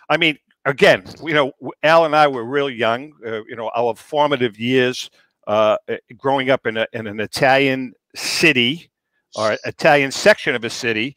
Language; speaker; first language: English; native; English